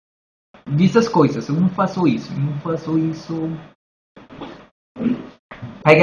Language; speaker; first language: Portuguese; non-native, learner; Spanish